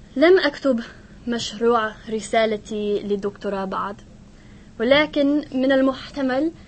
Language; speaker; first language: Arabic; non-native, fluent; English